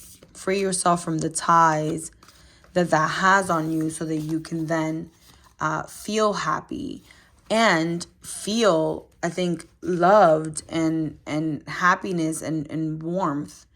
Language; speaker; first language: English; native; English